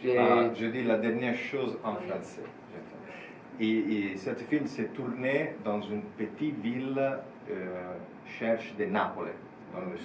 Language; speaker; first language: French; non-native, learner; Italian